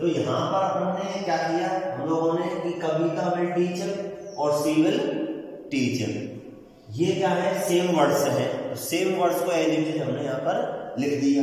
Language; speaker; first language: Hindi; native; Hindi